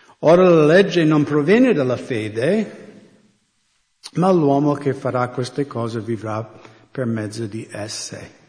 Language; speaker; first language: Italian; non-native, fluent; English